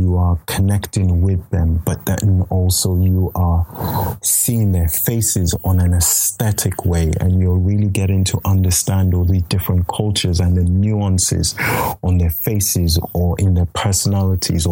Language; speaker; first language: English; non-native, local second language; Yoruba